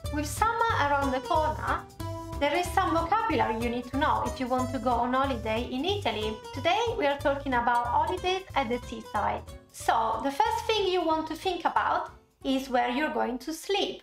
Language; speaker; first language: English; non-native, fluent; Italian